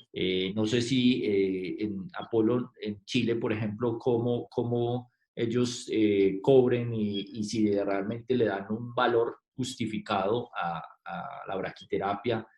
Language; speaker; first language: Spanish; native; Spanish